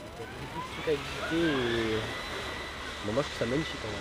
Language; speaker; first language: French; native; French